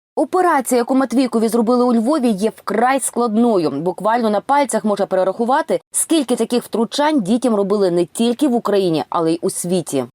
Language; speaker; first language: Ukrainian; native; Ukrainian